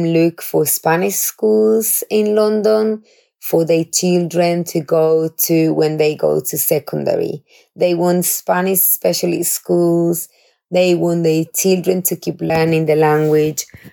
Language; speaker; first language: English; non-native, fluent; Spanish